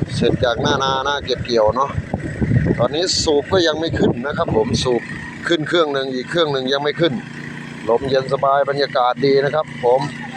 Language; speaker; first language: Thai; native; Thai